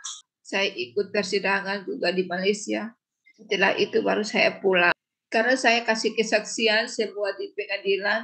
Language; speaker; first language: Indonesian; non-native, local second language; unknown